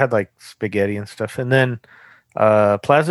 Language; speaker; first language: English; native; English